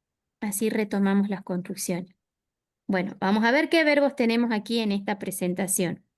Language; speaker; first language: Spanish; native; Spanish